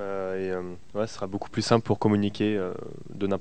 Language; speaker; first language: French; native; French